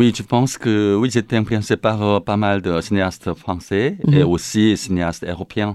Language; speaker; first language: French; non-native, learner; Korean